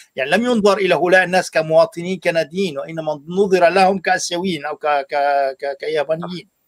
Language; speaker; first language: Arabic; native; Arabic